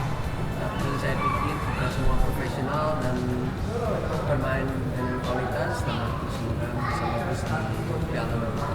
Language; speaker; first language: Indonesian; non-native, fluent; Dutch